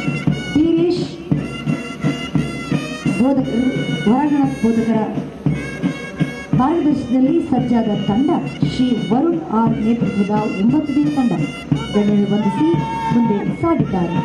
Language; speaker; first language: Kannada; native; Kannada